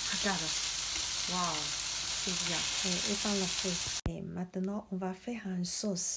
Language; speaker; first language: French; non-native, learner; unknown